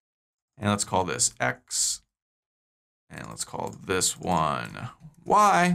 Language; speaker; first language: English; native; English